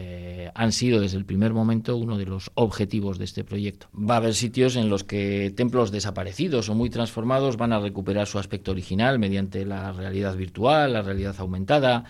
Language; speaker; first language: Spanish; native; Spanish